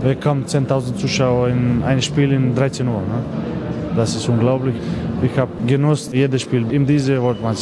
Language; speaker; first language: German; non-native, learner; Macedonian